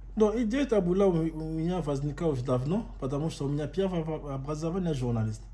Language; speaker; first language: Russian; non-native, learner; Lingala